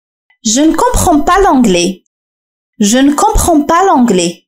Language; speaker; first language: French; non-native, fluent; Arabic